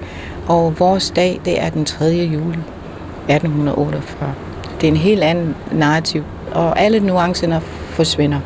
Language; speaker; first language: Danish; non-native, fluent; English